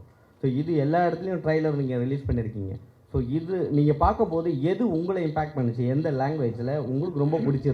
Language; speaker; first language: Tamil; native; Tamil